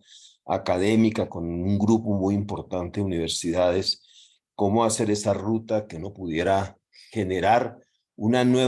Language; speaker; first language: Spanish; native; Spanish